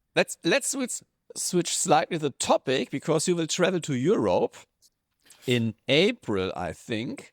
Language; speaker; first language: English; non-native, fluent; German